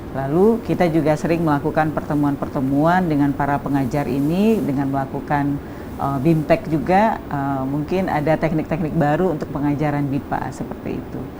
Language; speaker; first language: Indonesian; native; Indonesian